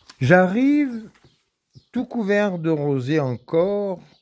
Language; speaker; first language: French; native; French